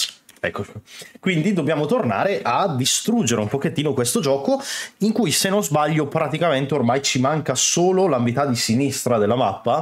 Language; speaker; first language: Italian; native; Italian